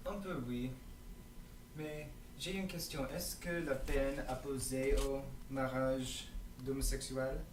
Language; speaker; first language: French; non-native, learner; English